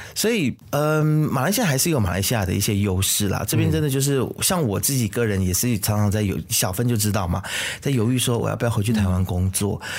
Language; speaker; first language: Chinese; native; Chinese